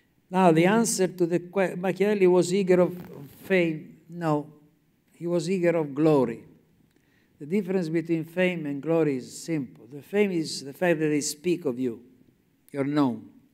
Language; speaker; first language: English; non-native, fluent; Italian